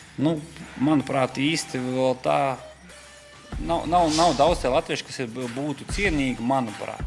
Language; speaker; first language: Latvian; native; Latvian